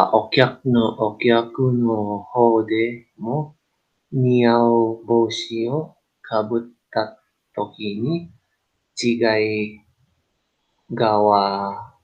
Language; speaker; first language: Japanese; non-native, learner; English